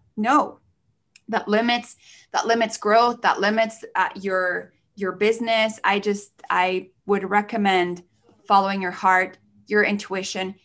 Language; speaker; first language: English; early bilingual, other home language; Spanish